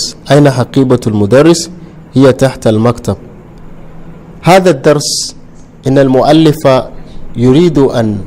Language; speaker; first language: Arabic; non-native, fluent; Hausa